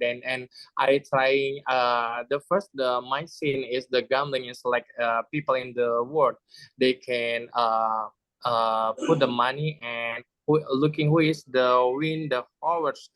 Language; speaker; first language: English; non-native, learner; Indonesian